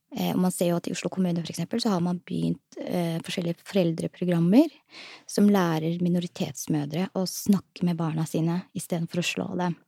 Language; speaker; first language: Norwegian; early bilingual, other home language; Somali